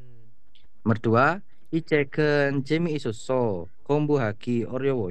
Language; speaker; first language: Korean; non-native, learner; Indonesian